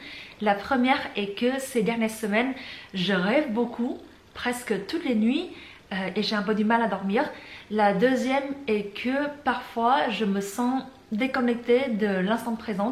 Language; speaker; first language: French; non-native, fluent; Vietnamese